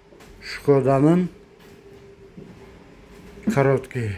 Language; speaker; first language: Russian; non-native, local second language; Kyrgyz